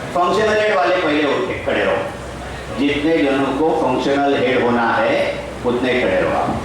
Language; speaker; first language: Hindi; non-native, local second language; Marathi